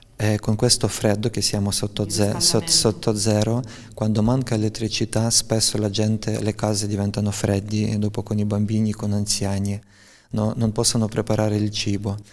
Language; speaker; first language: Italian; non-native, fluent; Ukrainian